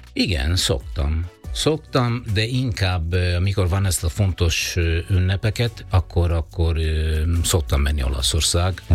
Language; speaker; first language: Hungarian; non-native, fluent; Italian